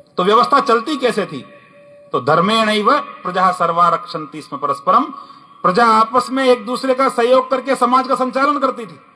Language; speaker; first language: Hindi; native; Hindi